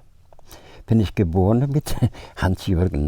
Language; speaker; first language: German; non-native, fluent; Polish